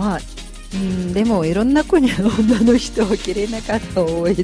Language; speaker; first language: Japanese; non-native, fluent; Russian